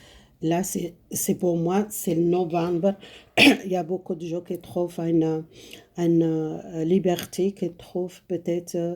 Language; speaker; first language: French; non-native, fluent; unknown